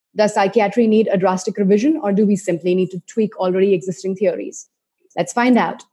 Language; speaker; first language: English; non-native, local second language; Hindi